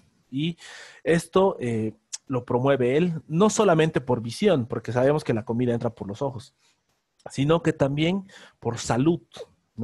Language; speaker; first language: Spanish; native; Spanish